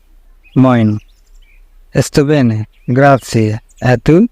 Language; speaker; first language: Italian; non-native, learner; Bangla